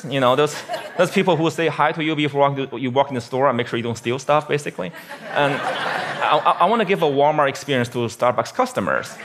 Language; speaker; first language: English; non-native, fluent; Chinese